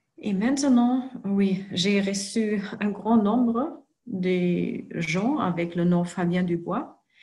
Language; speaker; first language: French; non-native, fluent; German